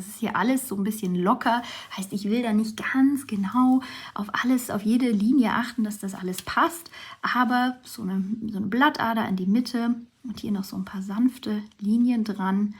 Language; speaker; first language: German; native; German